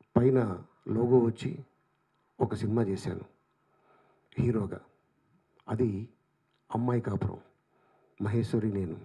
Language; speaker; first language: Telugu; native; Telugu